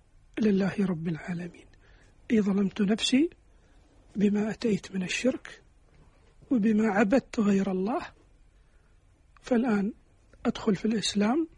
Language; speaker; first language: Arabic; native; Arabic